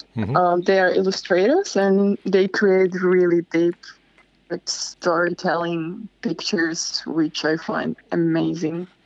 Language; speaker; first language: English; non-native, fluent; Slovak